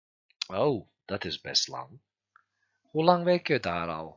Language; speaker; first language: Dutch; non-native, fluent; Turkish